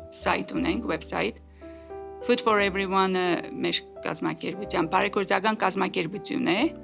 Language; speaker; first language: Armenian; native; Armenian